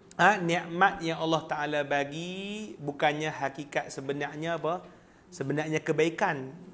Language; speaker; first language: Malay; native; Malay